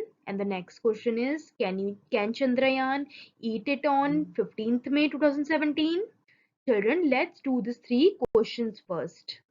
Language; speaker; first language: English; non-native, local second language; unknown